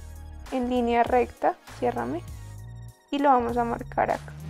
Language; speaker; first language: Spanish; native; Spanish